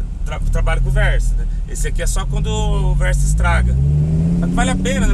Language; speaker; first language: Portuguese; native; Portuguese